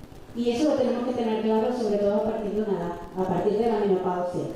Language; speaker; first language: Spanish; native; Spanish